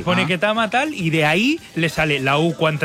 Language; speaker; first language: Spanish; native; Spanish